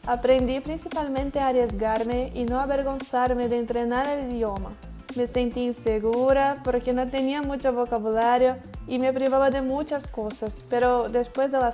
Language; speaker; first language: Spanish; non-native, fluent; Portuguese